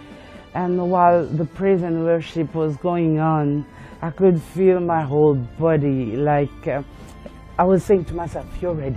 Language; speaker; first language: English; non-native, local second language; Morisyen